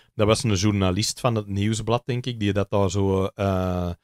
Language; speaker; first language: Dutch; native; Dutch